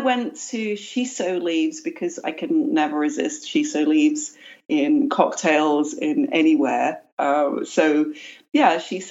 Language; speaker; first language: English; native; English